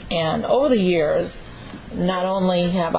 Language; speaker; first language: English; native; English